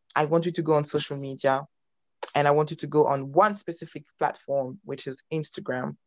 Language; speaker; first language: English; non-native, fluent; French